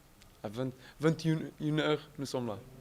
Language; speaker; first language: French; non-native, learner; Portuguese